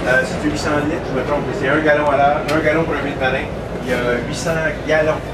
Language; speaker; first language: French; native; French